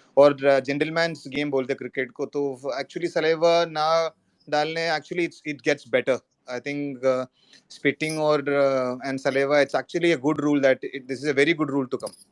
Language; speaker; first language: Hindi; non-native, local second language; Malayalam